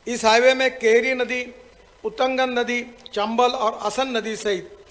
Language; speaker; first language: Hindi; non-native, local second language; Marathi